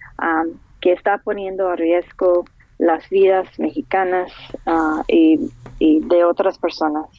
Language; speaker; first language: Spanish; non-native, fluent; English